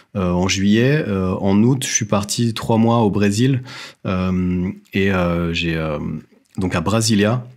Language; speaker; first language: French; native; French